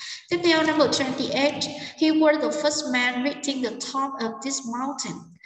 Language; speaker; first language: English; non-native, fluent; Vietnamese